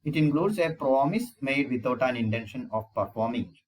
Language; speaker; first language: English; non-native, local second language; Malayalam